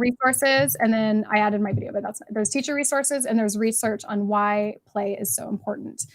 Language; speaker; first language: English; native; English